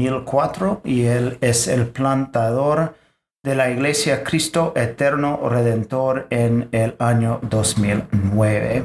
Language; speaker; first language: Spanish; non-native, fluent; English